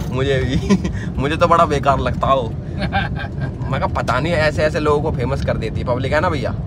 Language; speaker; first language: Hindi; native; Hindi